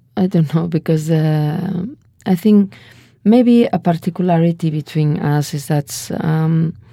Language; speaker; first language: English; non-native, fluent; Spanish